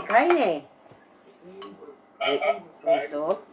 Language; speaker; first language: German; non-native, learner; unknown